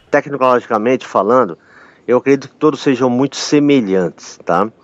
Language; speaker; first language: Portuguese; native; Portuguese